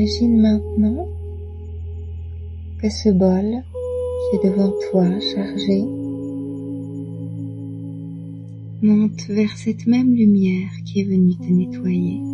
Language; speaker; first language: French; native; French